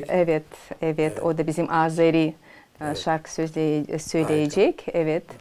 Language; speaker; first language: Turkish; non-native, learner; Azerbaijani